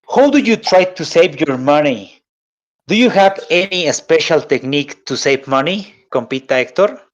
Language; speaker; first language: English; non-native, fluent; Spanish